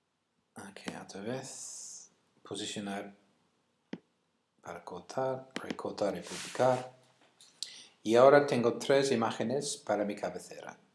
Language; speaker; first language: Spanish; non-native, fluent; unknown